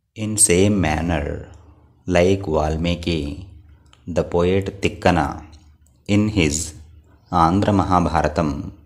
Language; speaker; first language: English; non-native, local second language; Telugu